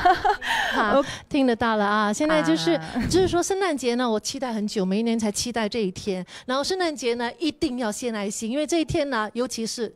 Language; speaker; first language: Chinese; native; Chinese